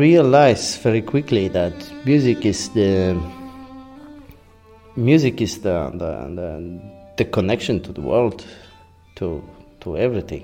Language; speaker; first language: English; non-native, fluent; Polish